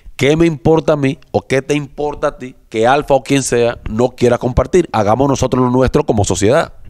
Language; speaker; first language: Spanish; native; Spanish